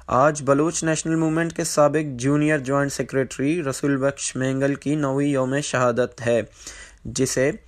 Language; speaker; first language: Urdu; non-native, local second language; Baluchi